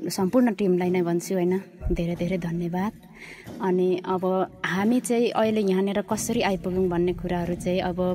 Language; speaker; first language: Nepali; non-native, local second language; Limbu